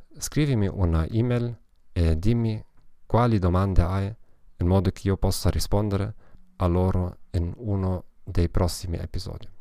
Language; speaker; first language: Italian; non-native, learner; German